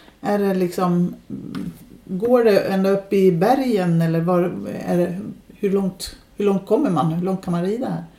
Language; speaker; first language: Swedish; native; Swedish